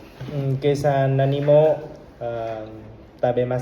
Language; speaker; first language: Japanese; non-native, learner; Vietnamese